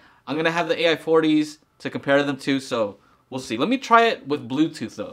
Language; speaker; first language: English; native; English